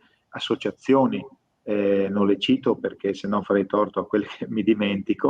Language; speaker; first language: Italian; native; Italian